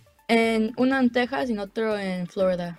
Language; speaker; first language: Spanish; early bilingual, heritage; Spanish